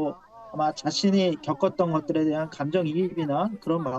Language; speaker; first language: Korean; native; Korean